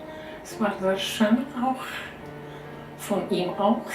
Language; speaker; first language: German; non-native, fluent; Czech